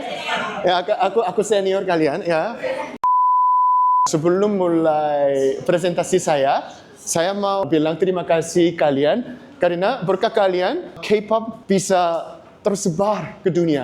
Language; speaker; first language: Indonesian; non-native, learner; Korean